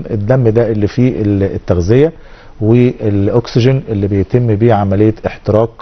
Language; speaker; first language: Arabic; native; Arabic